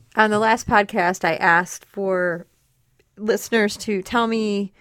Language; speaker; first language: English; native; English